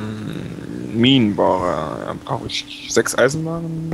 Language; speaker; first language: German; native; German